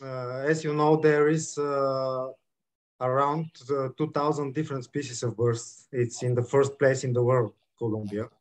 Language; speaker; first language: English; non-native, learner; Bulgarian